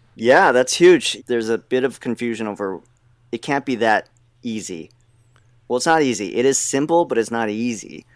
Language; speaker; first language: English; native; English